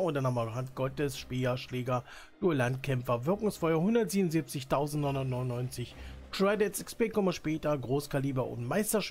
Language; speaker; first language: German; native; German